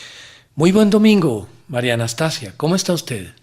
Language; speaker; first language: Spanish; native; Spanish